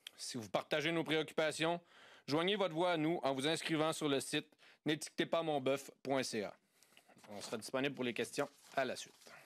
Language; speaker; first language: French; native; French